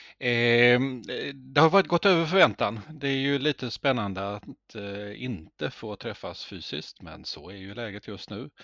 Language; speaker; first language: Swedish; native; Swedish